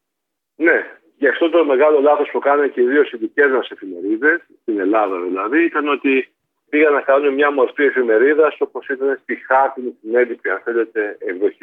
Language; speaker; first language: Greek; native; Greek